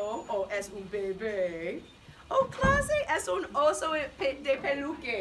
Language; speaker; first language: Spanish; non-native, fluent; English